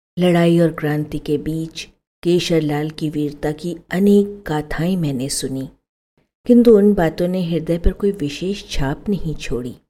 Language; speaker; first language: Hindi; native; Hindi